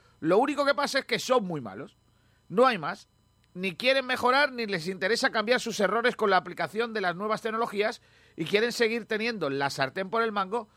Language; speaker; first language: Spanish; native; Spanish